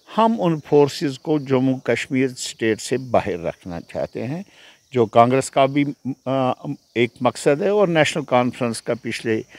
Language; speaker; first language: Hindi; non-native, local second language; Kashmiri